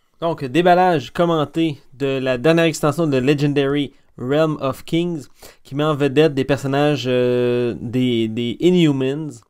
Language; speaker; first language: French; native; French